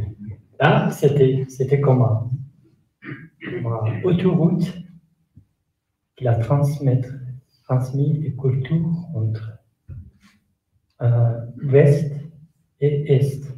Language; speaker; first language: French; non-native, learner; Kurdish